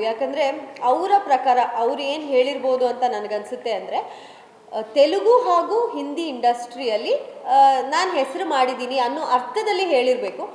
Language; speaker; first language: Kannada; non-native, local second language; Kodava